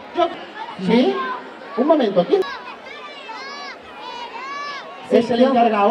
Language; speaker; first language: Spanish; native; Spanish